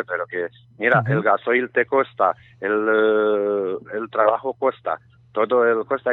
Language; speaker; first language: Spanish; non-native, learner; Romanian